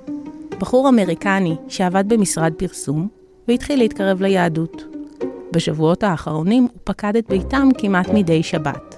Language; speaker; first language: Hebrew; native; Hebrew